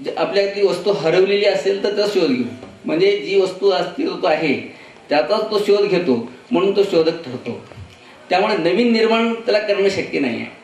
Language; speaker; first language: Marathi; non-native, local second language; Kannada